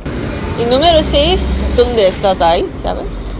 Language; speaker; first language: Spanish; non-native, learner; Korean